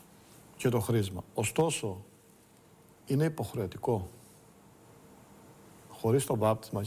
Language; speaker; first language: Greek; native; Greek